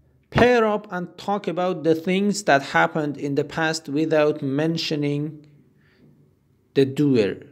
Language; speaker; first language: English; non-native, fluent; Persian